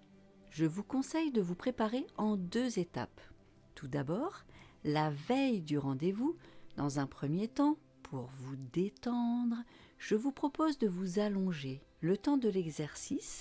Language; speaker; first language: French; native; French